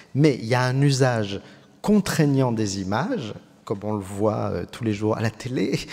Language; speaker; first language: French; native; French